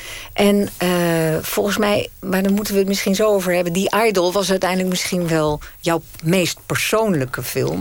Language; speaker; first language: Dutch; native; Dutch